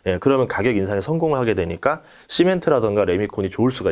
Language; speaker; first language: Korean; native; Korean